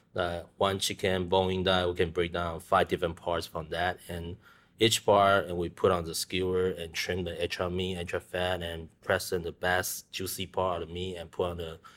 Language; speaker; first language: English; non-native, learner; Chinese